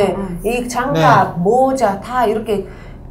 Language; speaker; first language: Korean; non-native, local second language; Uzbek